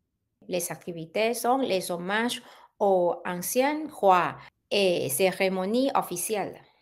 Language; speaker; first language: French; non-native, fluent; Thai